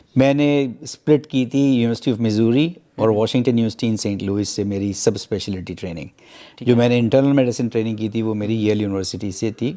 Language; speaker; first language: Urdu; native; Urdu